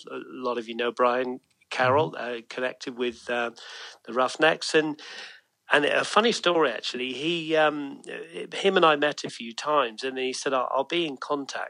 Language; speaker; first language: English; native; English